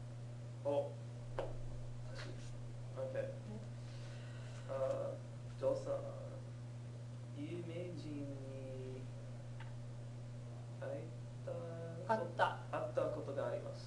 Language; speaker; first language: Japanese; non-native, learner; English